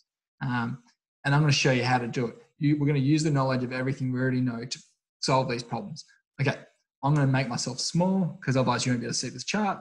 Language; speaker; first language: English; native; English